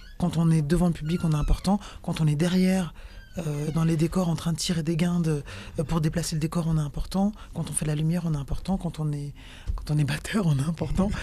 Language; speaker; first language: French; native; French